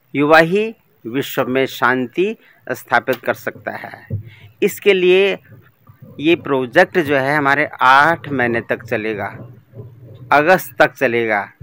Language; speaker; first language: Hindi; native; Hindi